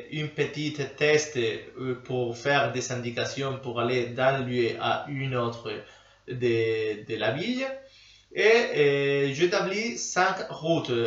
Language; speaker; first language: French; non-native, learner; Spanish